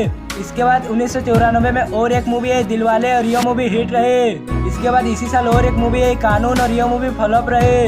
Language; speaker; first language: Hindi; non-native, local second language; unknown